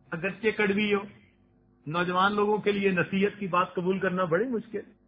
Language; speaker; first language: Urdu; non-native, local second language; Punjabi